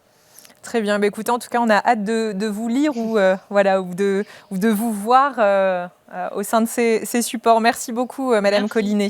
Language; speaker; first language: French; native; French